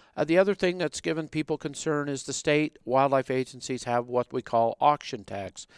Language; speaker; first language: English; native; English